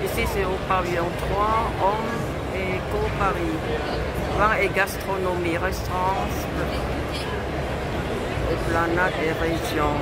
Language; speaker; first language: French; non-native, fluent; Vietnamese